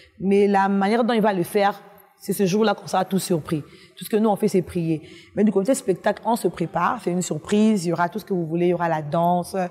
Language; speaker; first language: French; non-native, local second language; Lingala